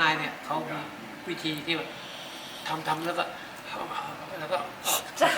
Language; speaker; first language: Thai; native; Thai